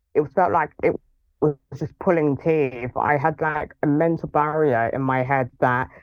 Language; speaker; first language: English; early bilingual, other home language; Yoruba